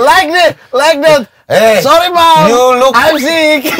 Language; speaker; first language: English; non-native, learner; Indonesian